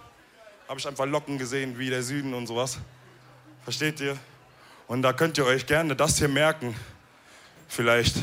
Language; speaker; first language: German; early bilingual, other home language; Wolof